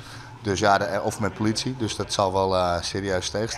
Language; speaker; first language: Dutch; native; Dutch